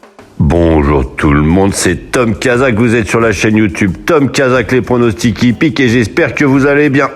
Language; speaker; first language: French; native; French